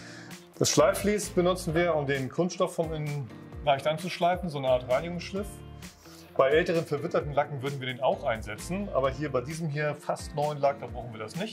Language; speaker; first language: German; native; German